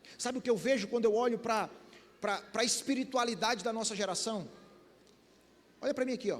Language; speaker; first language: Portuguese; native; Portuguese